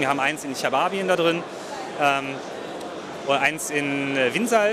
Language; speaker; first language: German; native; German